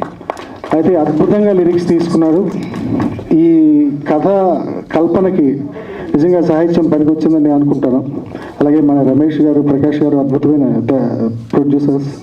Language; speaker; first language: Telugu; native; Telugu